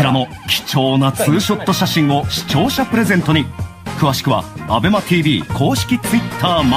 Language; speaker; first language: Japanese; native; Japanese